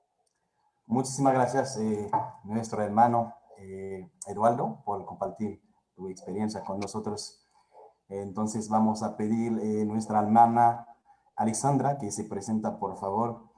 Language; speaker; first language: Spanish; non-native, fluent; Haitian Creole